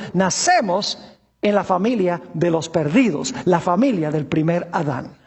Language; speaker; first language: Spanish; native; Spanish